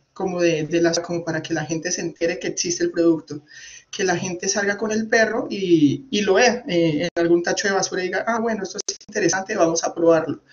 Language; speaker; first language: Spanish; native; Spanish